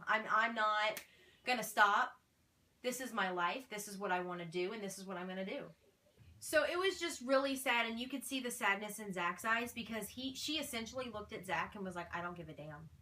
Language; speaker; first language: English; native; English